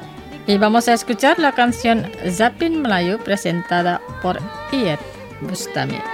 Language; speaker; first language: Spanish; non-native, fluent; Indonesian